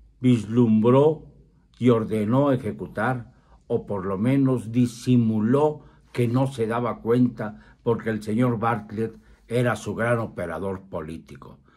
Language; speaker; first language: Spanish; native; Spanish